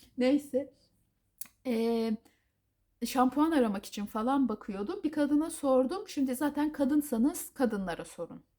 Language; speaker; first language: Turkish; native; Turkish